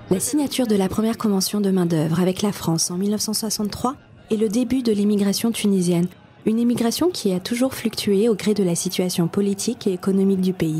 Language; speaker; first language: French; native; French